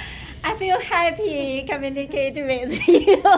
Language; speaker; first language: English; non-native, learner; Chinese